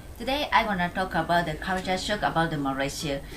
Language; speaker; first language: English; non-native, fluent; Japanese